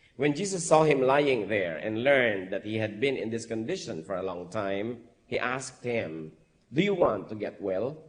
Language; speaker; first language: English; non-native, local second language; Filipino